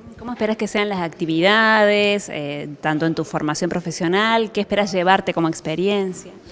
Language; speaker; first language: Spanish; native; Spanish